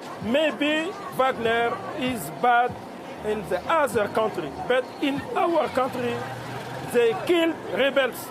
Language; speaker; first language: English; non-native, learner; Sango